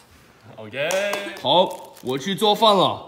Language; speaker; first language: Chinese; non-native, learner; English